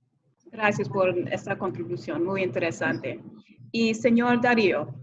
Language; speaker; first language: Spanish; non-native, fluent; English